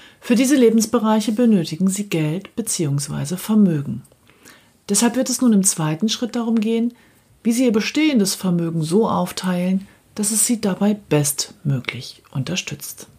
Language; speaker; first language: German; native; German